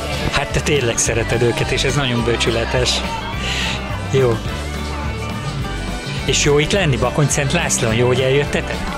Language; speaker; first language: Hungarian; native; Hungarian